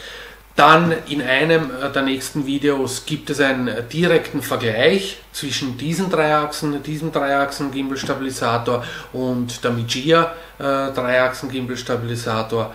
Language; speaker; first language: German; native; German